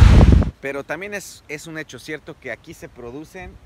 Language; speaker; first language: Spanish; native; Spanish